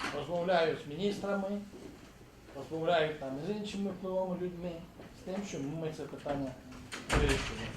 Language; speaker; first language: Ukrainian; native; Ukrainian